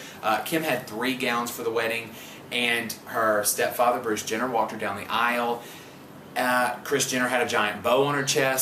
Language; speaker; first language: English; native; English